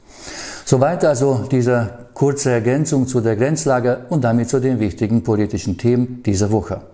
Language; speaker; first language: German; native; German